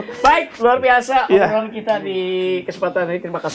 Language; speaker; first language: Indonesian; native; Indonesian